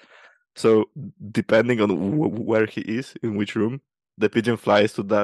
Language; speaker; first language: English; non-native, fluent; Polish